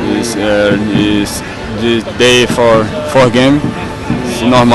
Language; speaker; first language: English; non-native, learner; Portuguese